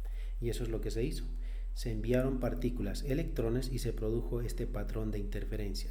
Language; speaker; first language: Spanish; native; Spanish